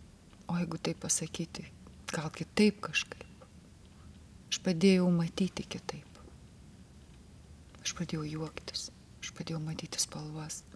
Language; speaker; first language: Lithuanian; native; Lithuanian